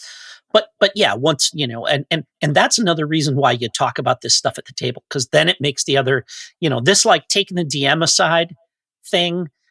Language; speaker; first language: English; native; English